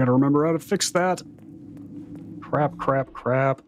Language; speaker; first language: English; native; English